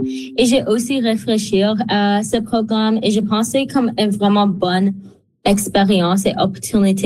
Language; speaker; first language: French; non-native, local second language; English